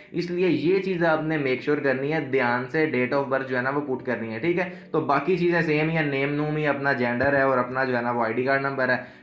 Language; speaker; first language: Urdu; non-native, local second language; Punjabi